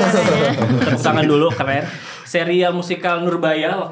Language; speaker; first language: Indonesian; native; Indonesian